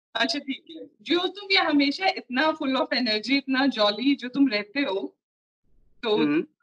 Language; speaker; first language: Hindi; native; Hindi